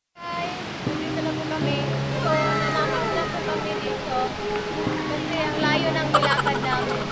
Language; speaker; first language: Filipino; non-native, local second language; Cebuano